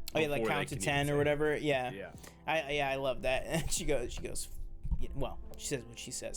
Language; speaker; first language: English; native; English